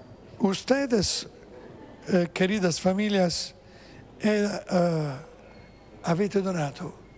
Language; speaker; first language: Spanish; non-native, fluent; Italian